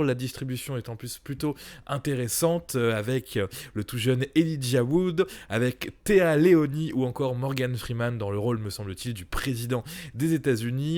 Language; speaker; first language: French; native; French